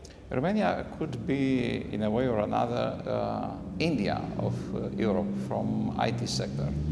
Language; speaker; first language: English; non-native, fluent; Romanian